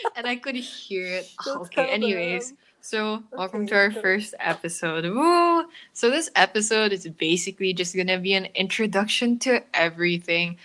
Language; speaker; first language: English; non-native, local second language; Filipino